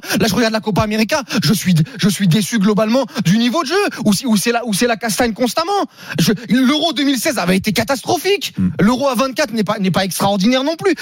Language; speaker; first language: French; native; French